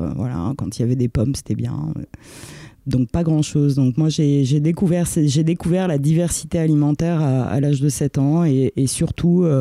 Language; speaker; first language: French; early bilingual, other home language; Romanian